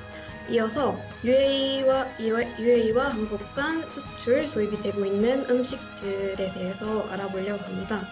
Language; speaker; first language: Korean; non-native, fluent; Arabic